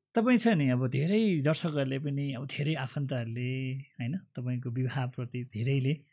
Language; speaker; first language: Nepali; non-native, local second language; Eastern Tamang